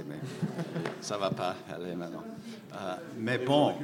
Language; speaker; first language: French; non-native, fluent; English